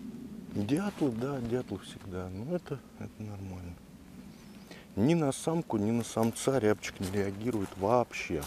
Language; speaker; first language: Russian; native; Russian